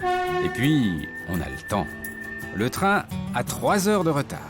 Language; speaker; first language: French; native; French